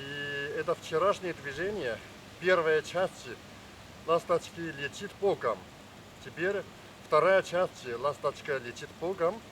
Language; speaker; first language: Russian; non-native, learner; Chinese